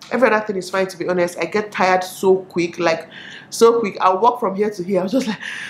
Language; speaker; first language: English; non-native, local second language; Igbo